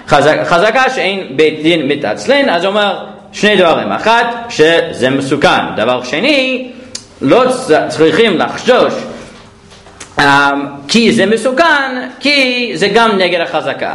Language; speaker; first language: Hebrew; non-native, fluent; English